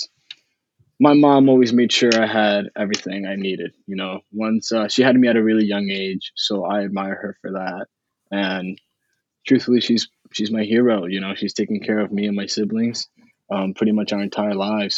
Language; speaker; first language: English; early bilingual, other home language; Spanish